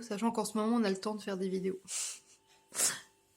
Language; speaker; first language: French; native; French